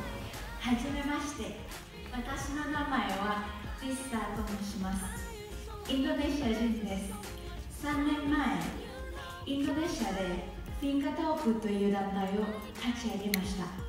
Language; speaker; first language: Japanese; non-native, fluent; Indonesian